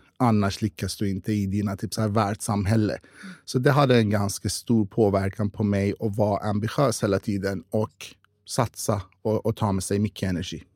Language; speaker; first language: Swedish; non-native, fluent; Persian